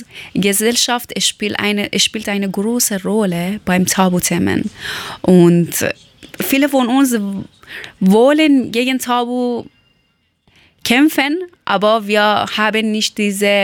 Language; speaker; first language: German; non-native, learner; Persian